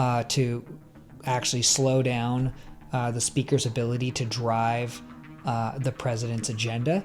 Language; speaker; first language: English; native; English